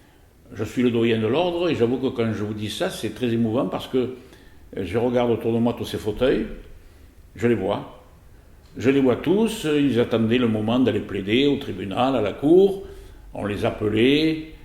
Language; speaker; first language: French; native; French